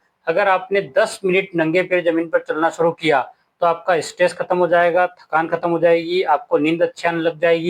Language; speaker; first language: Hindi; native; Hindi